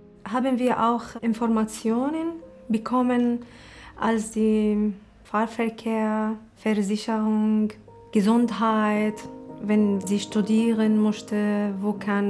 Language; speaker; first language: German; non-native, learner; Arabic